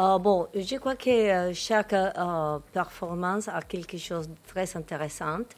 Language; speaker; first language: French; non-native, learner; Spanish